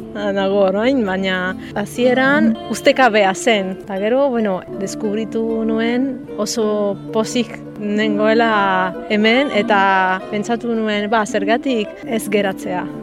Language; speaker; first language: Basque; non-native, learner; Italian